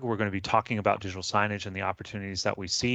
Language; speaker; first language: English; native; English